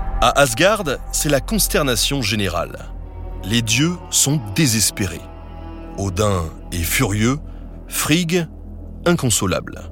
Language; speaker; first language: French; native; French